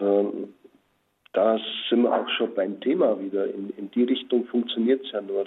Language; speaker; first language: German; native; German